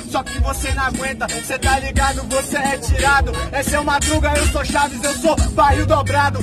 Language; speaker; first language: Portuguese; native; Portuguese